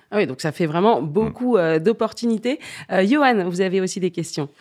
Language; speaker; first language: French; native; French